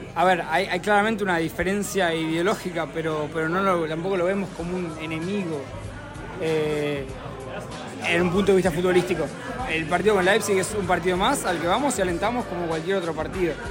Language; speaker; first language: Spanish; native; Spanish